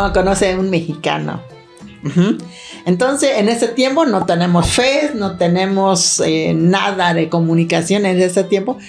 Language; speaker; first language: Spanish; non-native, learner; Thai